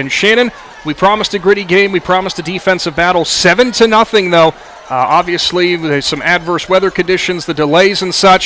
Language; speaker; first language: English; native; English